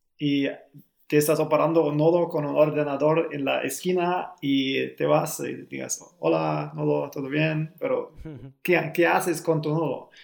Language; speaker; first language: Spanish; non-native, learner; German